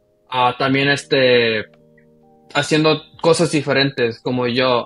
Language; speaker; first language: Spanish; early bilingual, heritage; Spanish